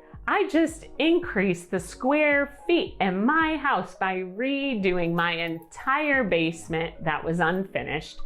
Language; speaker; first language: English; native; English